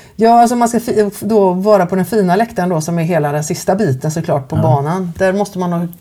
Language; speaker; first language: Swedish; native; Swedish